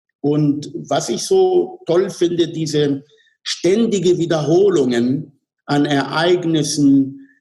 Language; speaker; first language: German; non-native, fluent; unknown